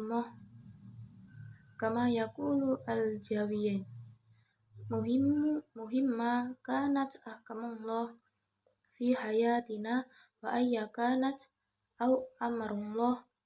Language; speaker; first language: Arabic; non-native, learner; Indonesian